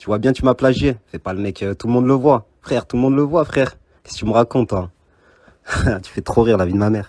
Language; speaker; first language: French; native; French